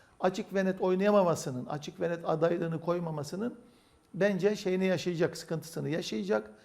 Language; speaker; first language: Turkish; native; Turkish